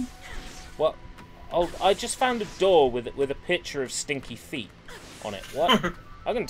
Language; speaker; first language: English; native; English